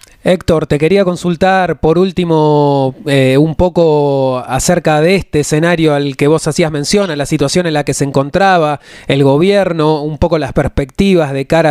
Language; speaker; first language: Spanish; native; Spanish